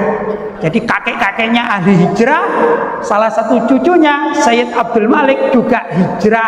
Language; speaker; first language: Indonesian; native; Indonesian